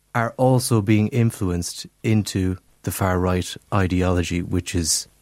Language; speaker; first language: English; native; English